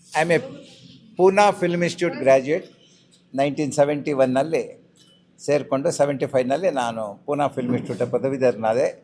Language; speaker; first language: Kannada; non-native, local second language; Konkani